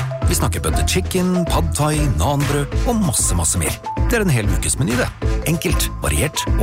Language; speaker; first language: Norwegian; native; Norwegian